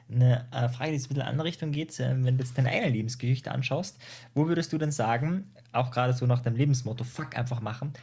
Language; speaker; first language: German; native; German